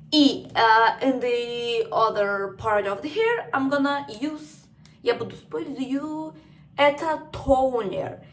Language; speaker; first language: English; non-native, fluent; Spanish